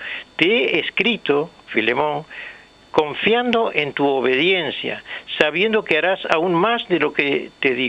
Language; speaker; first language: Spanish; native; Spanish